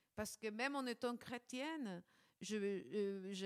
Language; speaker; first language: French; non-native, fluent; Spanish